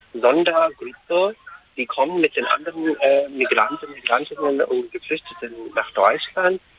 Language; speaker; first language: German; non-native, fluent; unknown